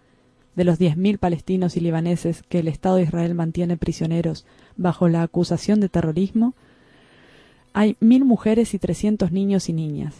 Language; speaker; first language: Spanish; native; Spanish